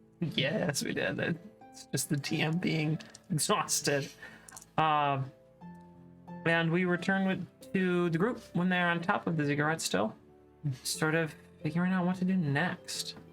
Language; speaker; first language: English; native; English